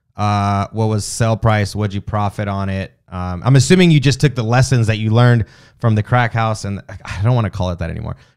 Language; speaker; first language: English; native; English